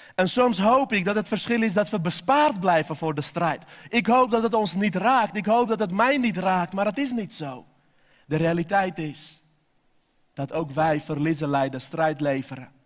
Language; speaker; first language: Dutch; non-native, fluent; Armenian